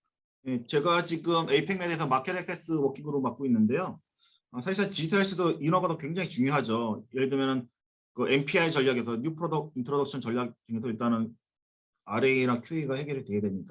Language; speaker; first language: Korean; native; Korean